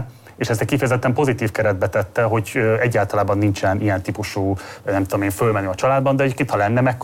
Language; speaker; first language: Hungarian; native; Hungarian